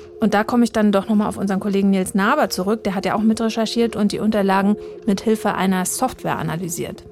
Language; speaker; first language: German; native; German